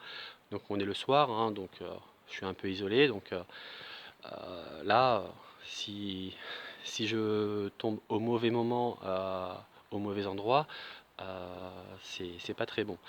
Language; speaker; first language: French; native; French